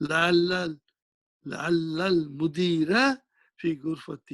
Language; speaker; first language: Arabic; non-native, fluent; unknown